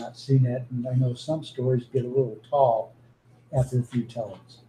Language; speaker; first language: English; native; English